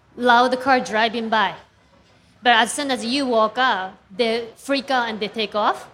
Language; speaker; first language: English; non-native, fluent; Japanese